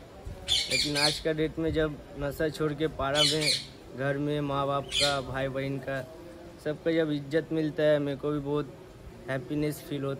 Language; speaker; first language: Hindi; non-native, local second language; Bangla